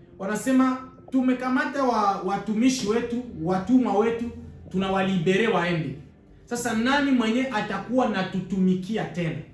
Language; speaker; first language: Swahili; native; Swahili